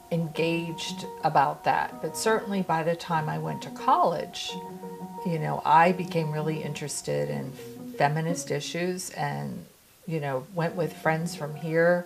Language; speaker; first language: English; native; English